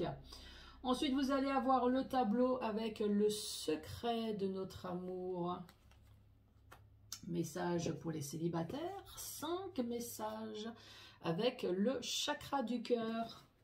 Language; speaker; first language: French; native; French